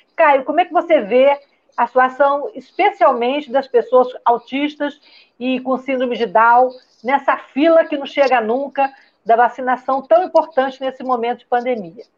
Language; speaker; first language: Portuguese; native; Portuguese